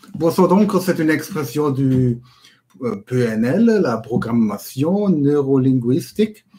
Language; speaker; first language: French; non-native, learner; German